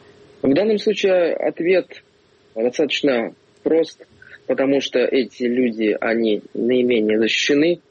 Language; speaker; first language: Russian; native; Russian